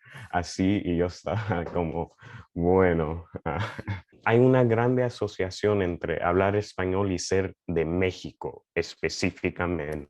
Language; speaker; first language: Spanish; early bilingual, heritage; Spanish